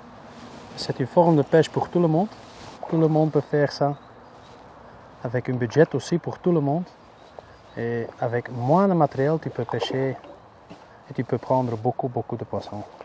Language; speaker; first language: French; non-native, local second language; Dutch